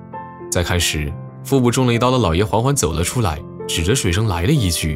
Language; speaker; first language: Chinese; native; Chinese